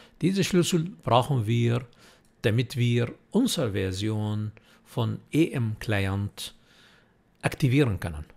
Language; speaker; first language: German; non-native, fluent; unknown